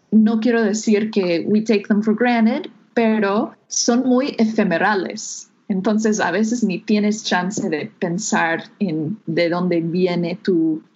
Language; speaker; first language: Spanish; non-native, fluent; English